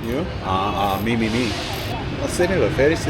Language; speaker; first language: English; non-native, learner; Korean